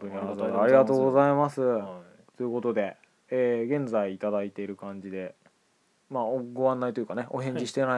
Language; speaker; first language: Japanese; native; Japanese